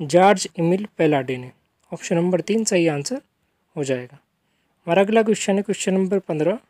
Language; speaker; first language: Hindi; native; Hindi